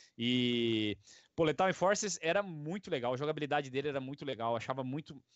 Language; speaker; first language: Portuguese; native; Portuguese